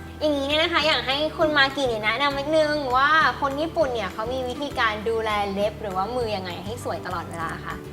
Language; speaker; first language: Thai; native; Thai